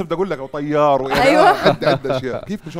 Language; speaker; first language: Arabic; native; Arabic